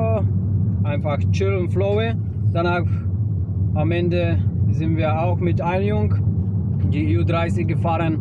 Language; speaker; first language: German; non-native, learner; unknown